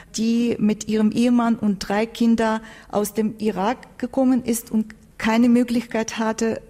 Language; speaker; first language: German; non-native, fluent; Turkish